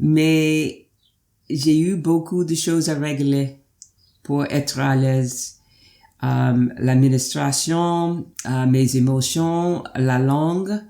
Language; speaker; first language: French; non-native, fluent; English